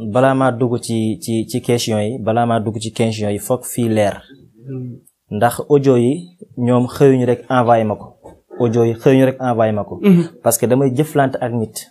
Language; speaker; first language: Wolof; non-native, local second language; Fula